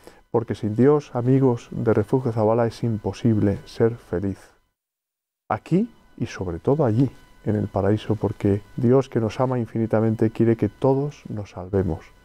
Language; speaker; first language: Spanish; native; Spanish